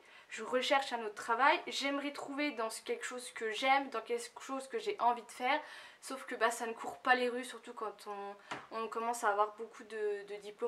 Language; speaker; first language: French; native; French